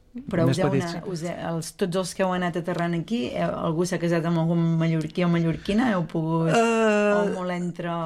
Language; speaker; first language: Catalan; native; Catalan